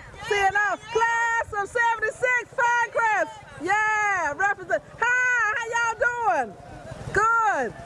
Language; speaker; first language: English; native; English